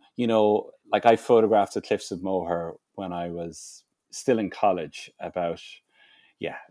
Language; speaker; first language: English; native; English